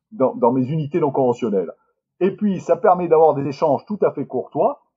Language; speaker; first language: French; native; French